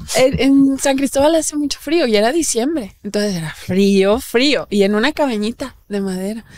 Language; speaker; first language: Spanish; native; Spanish